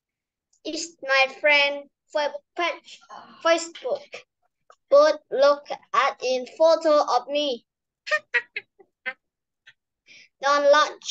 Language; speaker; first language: English; non-native, learner; Vietnamese